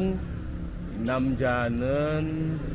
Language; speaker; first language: Korean; non-native, fluent; Indonesian